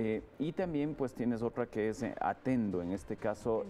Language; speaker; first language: Spanish; native; Spanish